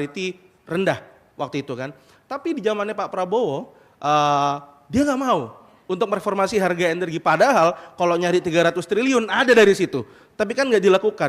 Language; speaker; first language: Indonesian; native; Indonesian